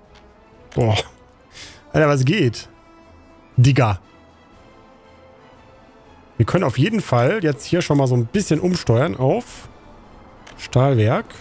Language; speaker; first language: German; native; German